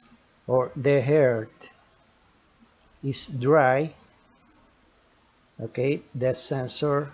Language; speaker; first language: English; non-native, learner; Portuguese